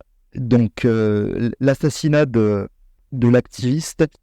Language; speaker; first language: French; native; French